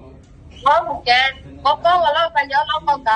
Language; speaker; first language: Cantonese; non-native, learner; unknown